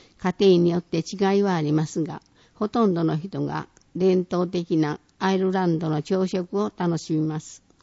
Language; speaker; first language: Japanese; native; Japanese